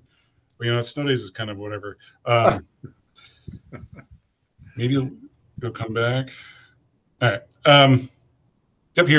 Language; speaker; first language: English; native; English